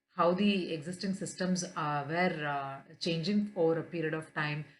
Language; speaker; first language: English; non-native, local second language; Kannada